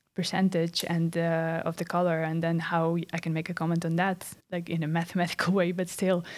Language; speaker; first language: English; non-native, fluent; Russian